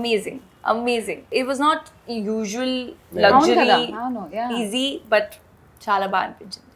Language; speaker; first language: Telugu; non-native, fluent; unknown